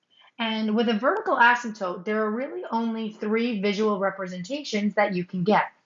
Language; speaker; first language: English; native; English